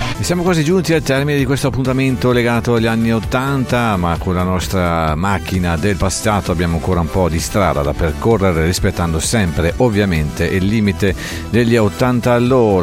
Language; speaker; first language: Italian; native; Italian